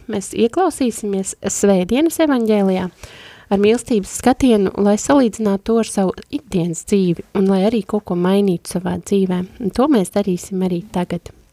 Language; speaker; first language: Latvian; native; Latvian